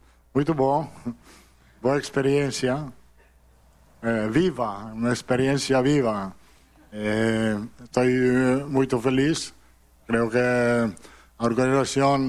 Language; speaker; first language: Portuguese; non-native, fluent; Italian